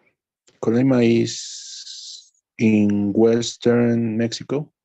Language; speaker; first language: English; non-native, learner; Spanish